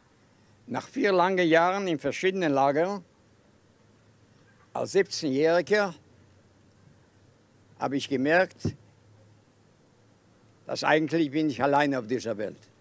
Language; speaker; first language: German; non-native, fluent; Yiddish